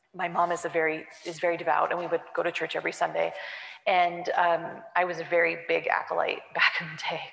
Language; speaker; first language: English; native; English